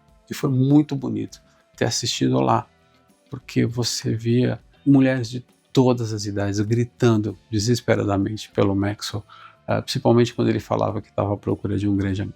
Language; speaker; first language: Portuguese; native; Portuguese